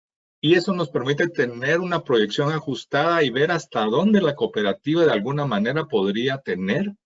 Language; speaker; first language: Spanish; native; Spanish